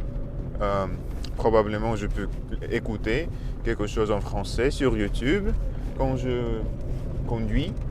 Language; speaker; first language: French; non-native, learner; Russian